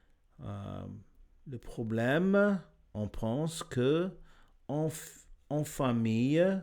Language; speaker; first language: French; non-native, learner; English